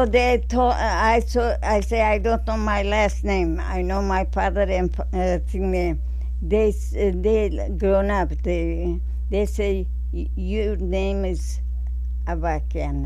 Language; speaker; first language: English; non-native, learner; Armenian